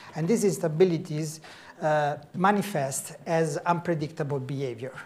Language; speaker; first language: English; non-native, fluent; Italian